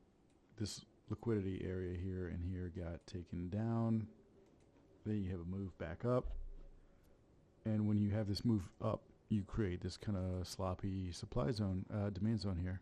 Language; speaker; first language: English; native; English